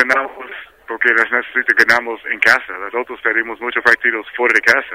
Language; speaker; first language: Spanish; non-native, learner; English